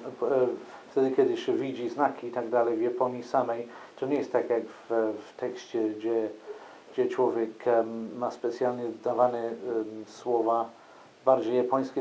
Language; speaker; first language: Polish; non-native, fluent; English